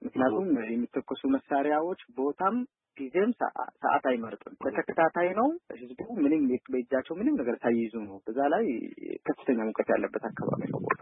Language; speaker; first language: Amharic; non-native, local second language; Afar